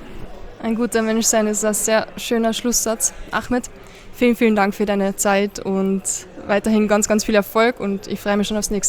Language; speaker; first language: German; native; German